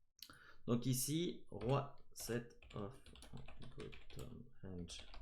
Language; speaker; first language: French; native; French